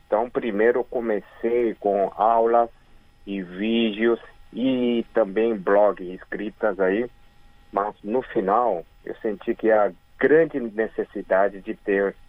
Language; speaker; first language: Portuguese; early bilingual, other home language; Korean